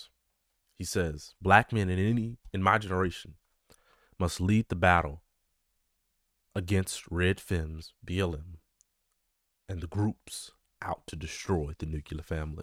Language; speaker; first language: English; native; English